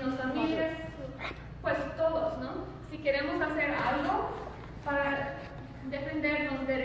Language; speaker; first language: Spanish; early bilingual, other home language; English